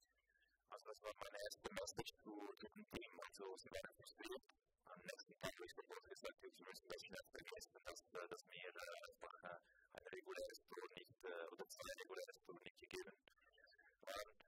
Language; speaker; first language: German; non-native, local second language; Italian